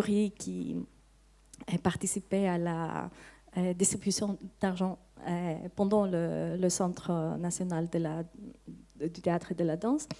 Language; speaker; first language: French; non-native, fluent; Greek